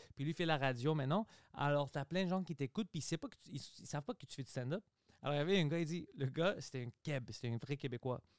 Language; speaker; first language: French; early bilingual, other home language; Greek